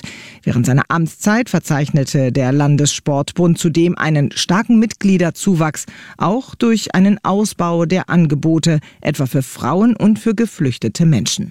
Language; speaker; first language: German; native; German